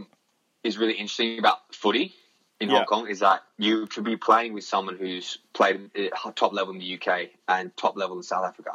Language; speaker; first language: English; native; English